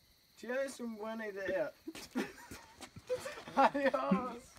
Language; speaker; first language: Spanish; non-native, learner; English